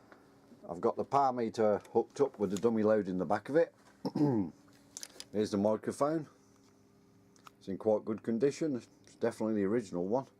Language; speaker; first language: English; native; English